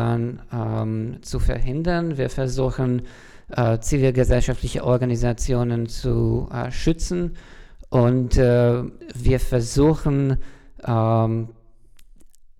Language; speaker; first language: German; non-native, fluent; Hungarian